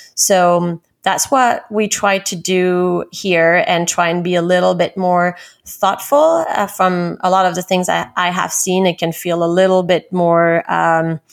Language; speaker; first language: English; non-native, fluent; French